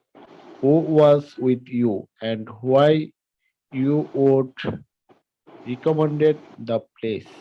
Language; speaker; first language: English; non-native, learner; Bangla